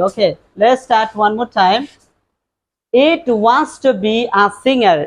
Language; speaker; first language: English; non-native, local second language; Bangla